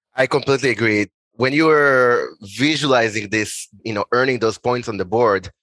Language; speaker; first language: English; non-native, fluent; Hebrew